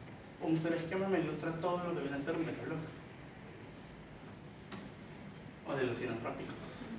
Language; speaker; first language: Spanish; native; Spanish